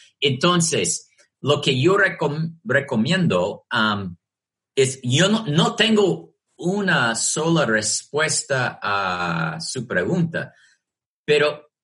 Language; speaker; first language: Spanish; non-native, fluent; English